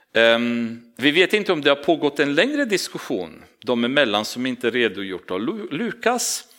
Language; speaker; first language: Swedish; non-native, fluent; Romanian